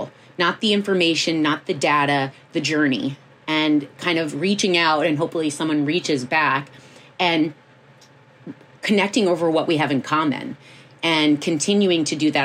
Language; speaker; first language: English; native; English